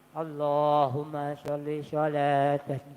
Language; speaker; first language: Indonesian; non-native, local second language; Banjar